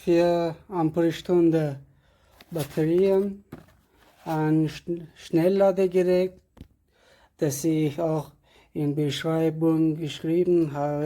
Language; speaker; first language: German; non-native, learner; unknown